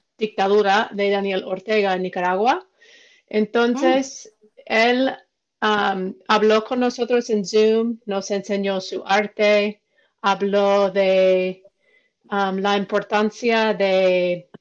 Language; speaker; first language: Spanish; non-native, fluent; English